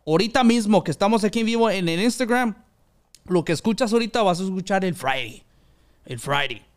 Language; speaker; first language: Spanish; early bilingual, other home language; English